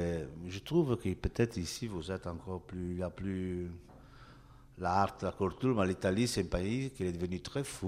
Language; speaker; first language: French; non-native, learner; Italian